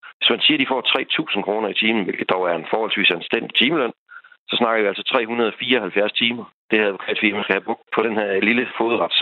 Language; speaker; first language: Danish; native; Danish